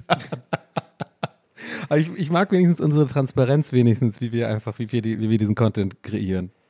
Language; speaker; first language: German; early bilingual, other home language; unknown